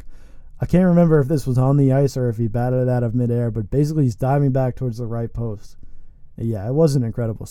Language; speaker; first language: English; native; English